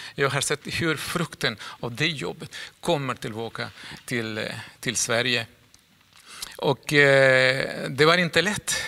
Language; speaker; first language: Swedish; non-native, fluent; Spanish